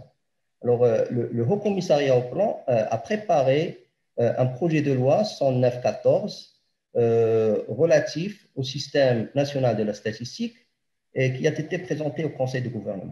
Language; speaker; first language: French; non-native, local second language; Arabic